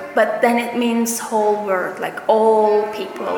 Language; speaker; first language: English; non-native, fluent; Russian